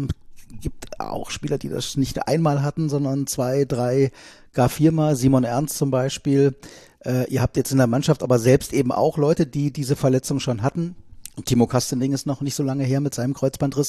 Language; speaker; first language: German; native; German